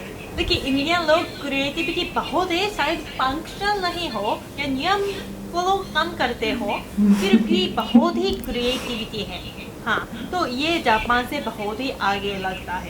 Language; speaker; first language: Hindi; non-native, fluent; Japanese